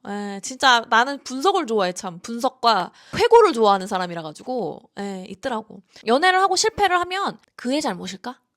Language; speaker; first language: Korean; native; Korean